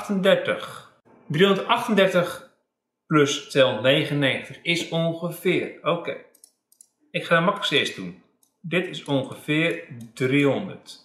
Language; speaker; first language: Dutch; native; Dutch